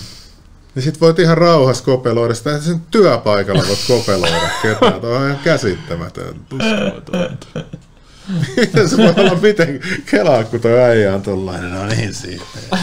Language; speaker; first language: Finnish; native; Finnish